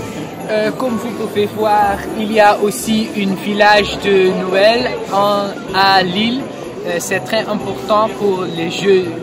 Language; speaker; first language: French; non-native, learner; Dutch